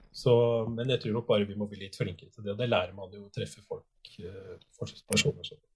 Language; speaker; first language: Norwegian; native; Norwegian